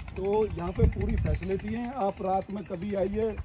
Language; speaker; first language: Hindi; native; Hindi